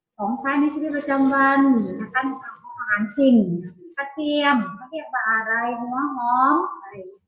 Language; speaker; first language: Thai; native; Thai